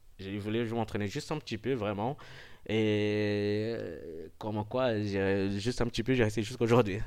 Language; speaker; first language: French; non-native, fluent; Portuguese